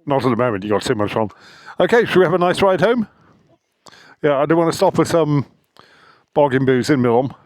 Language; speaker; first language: English; native; English